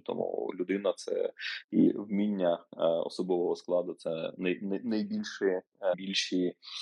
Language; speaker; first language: Ukrainian; native; Ukrainian